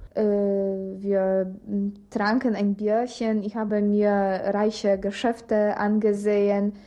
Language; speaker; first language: German; non-native, fluent; Polish